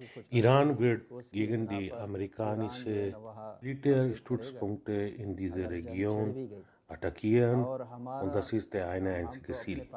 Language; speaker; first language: German; non-native, learner; Urdu